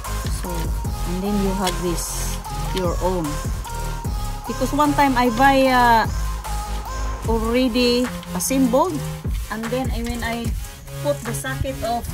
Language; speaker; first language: English; non-native, learner; Filipino